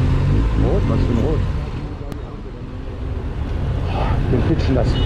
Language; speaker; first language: German; native; German